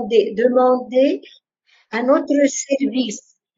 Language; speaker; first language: French; non-native, local second language; Arabic